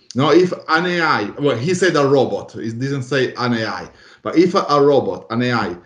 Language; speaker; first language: English; non-native, fluent; Italian